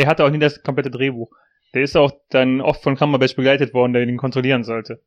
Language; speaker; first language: German; native; German